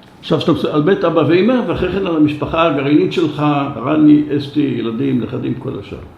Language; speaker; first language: Hebrew; native; Hebrew